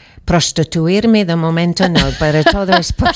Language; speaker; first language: Catalan; non-native, learner; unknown